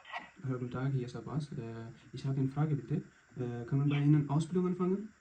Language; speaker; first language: German; non-native, learner; Urdu